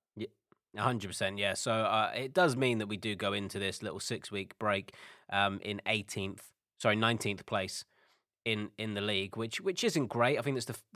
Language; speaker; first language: English; native; English